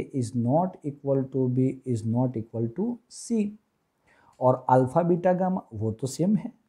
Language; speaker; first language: Hindi; non-native, local second language; Gujarati